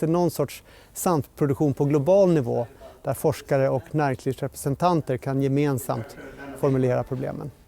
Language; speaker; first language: Swedish; native; Swedish